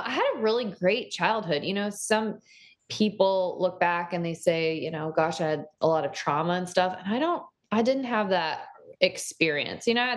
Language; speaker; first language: English; native; English